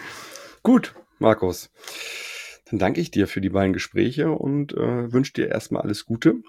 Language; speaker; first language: German; native; German